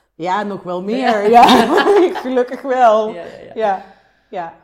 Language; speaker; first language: Dutch; native; Dutch